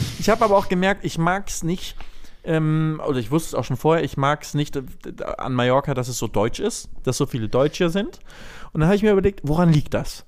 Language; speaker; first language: German; native; German